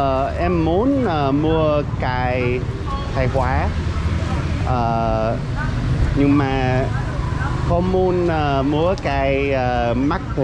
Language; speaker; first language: Vietnamese; non-native, learner; English